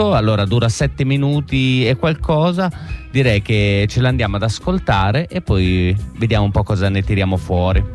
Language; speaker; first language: Italian; native; Italian